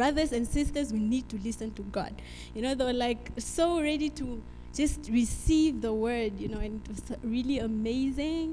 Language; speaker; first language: English; non-native, local second language; Afrikaans